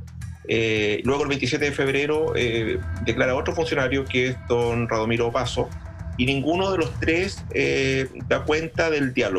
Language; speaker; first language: Spanish; native; Spanish